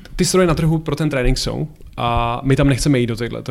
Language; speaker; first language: Czech; native; Czech